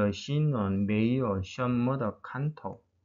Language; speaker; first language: Chinese; non-native, learner; Korean